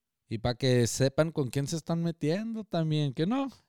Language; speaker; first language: Spanish; early bilingual, heritage; Spanish